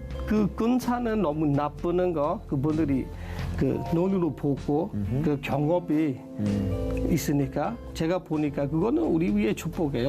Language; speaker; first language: Korean; non-native, learner; S'gaw Karen